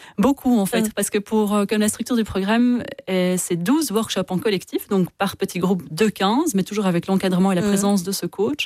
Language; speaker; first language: French; native; French